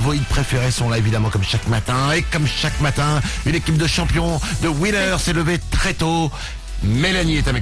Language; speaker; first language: French; native; French